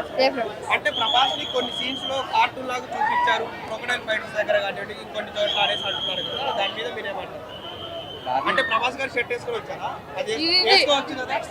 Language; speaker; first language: Telugu; native; Telugu